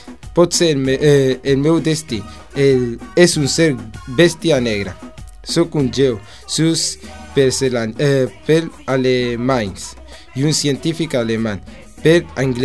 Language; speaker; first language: Catalan; non-native, learner; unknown